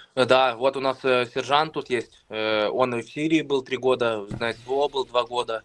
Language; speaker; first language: Russian; native; Russian